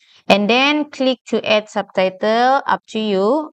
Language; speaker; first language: English; non-native, local second language; Malay